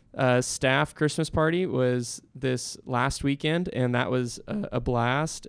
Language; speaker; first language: English; native; English